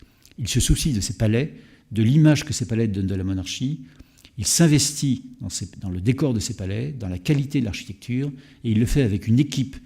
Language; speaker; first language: French; native; French